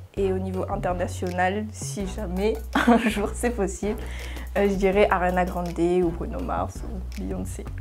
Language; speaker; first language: French; native; French